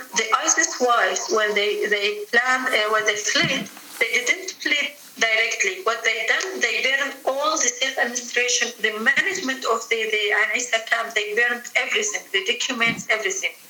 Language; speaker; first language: English; non-native, fluent; Arabic